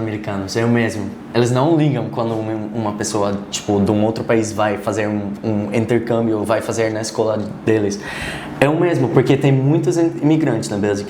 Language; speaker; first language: Portuguese; non-native, learner; Dutch